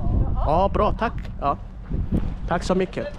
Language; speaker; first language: Swedish; non-native, learner; Somali